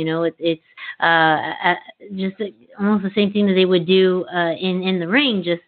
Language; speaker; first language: English; non-native, fluent; Spanish